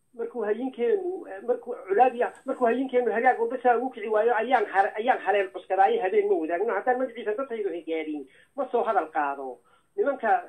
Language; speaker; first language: Somali; native; Somali